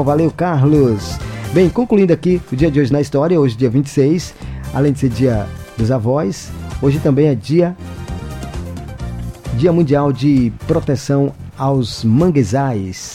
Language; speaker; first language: Portuguese; native; Portuguese